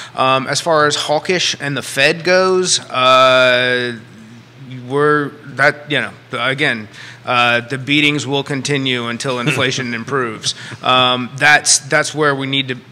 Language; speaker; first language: English; native; English